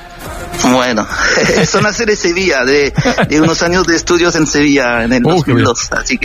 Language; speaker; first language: Spanish; non-native, fluent; French